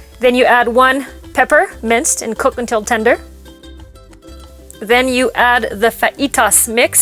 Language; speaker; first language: English; non-native, local second language; French